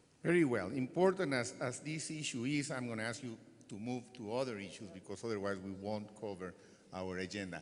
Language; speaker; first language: English; non-native, fluent; Spanish